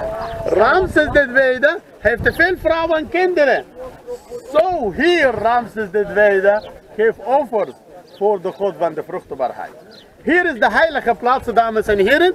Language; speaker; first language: Dutch; non-native, learner; Arabic